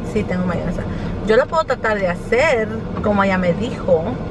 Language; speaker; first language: Spanish; early bilingual, heritage; Spanish